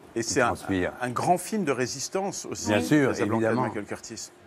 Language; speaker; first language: French; native; French